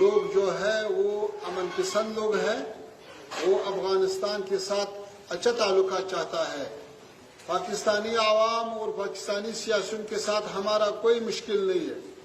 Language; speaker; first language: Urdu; non-native, fluent; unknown